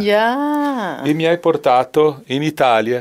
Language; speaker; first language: Italian; non-native, learner; Portuguese